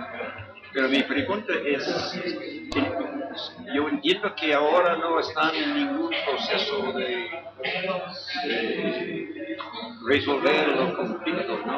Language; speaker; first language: Spanish; non-native, fluent; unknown